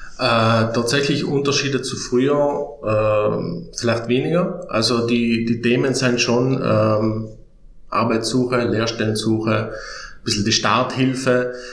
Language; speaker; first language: German; native; German